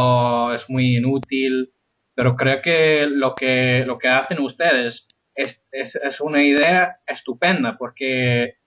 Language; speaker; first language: Spanish; non-native, fluent; English